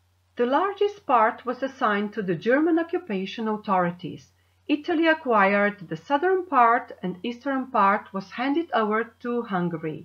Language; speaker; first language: English; non-native, fluent; Slovenian